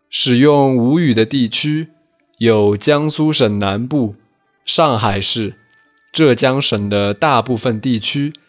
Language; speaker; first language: Chinese; non-native, local second language; Wu Chinese